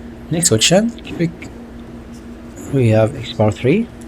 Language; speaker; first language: English; non-native, local second language; Arabic